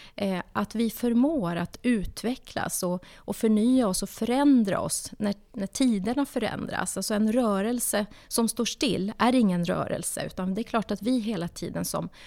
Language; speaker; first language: Swedish; native; Swedish